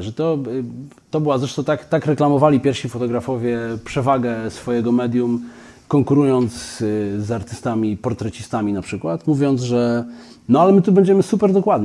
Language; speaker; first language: Polish; native; Polish